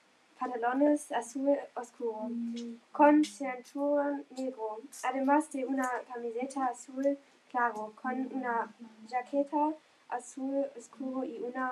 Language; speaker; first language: Spanish; non-native, learner; German